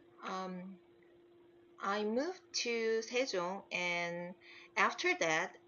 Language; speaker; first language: English; non-native, learner; Korean